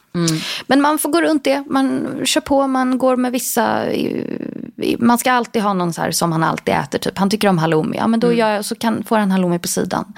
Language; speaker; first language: Swedish; native; Swedish